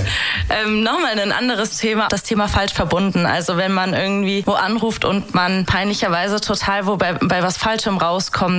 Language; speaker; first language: German; native; German